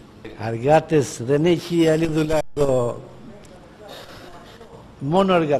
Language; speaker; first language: Greek; non-native, learner; Albanian